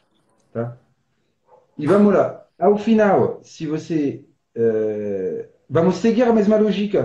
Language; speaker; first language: Portuguese; non-native, fluent; French